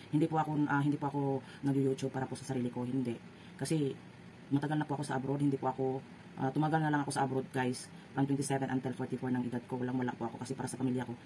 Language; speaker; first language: Filipino; non-native, local second language; Cebuano